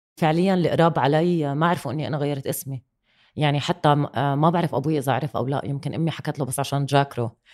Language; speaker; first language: Arabic; native; Arabic